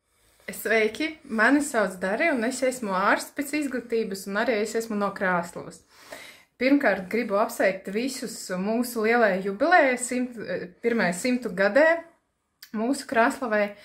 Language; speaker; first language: Latvian; non-native, local second language; Russian